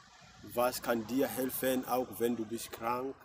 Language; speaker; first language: German; non-native, learner; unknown